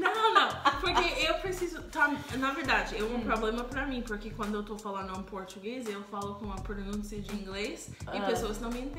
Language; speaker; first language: Portuguese; non-native, fluent; English